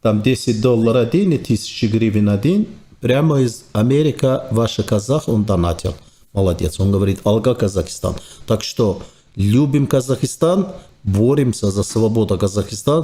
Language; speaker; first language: Russian; non-native, fluent; Turkish